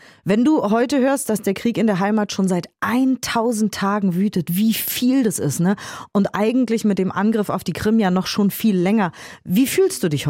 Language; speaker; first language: German; native; German